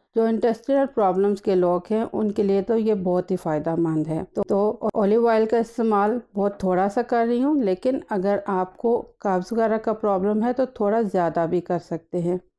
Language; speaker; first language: Urdu; native; Urdu